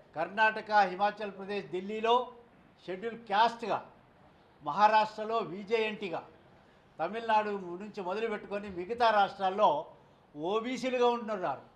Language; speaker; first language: Telugu; non-native, local second language; Lambadi